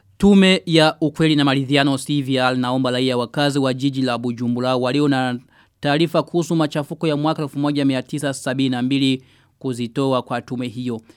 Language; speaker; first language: Swahili; non-native, local second language; Rundi